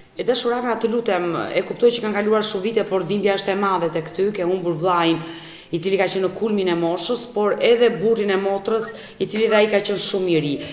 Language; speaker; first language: Albanian; native; Albanian